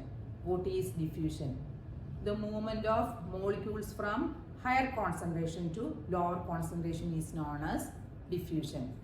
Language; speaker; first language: English; non-native, local second language; Malayalam